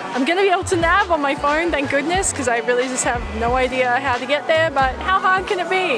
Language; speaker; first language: English; native; English